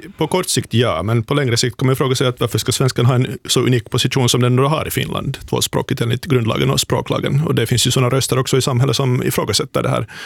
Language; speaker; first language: Swedish; native; Swedish